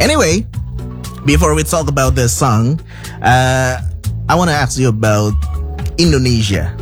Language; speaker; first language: English; non-native, fluent; Indonesian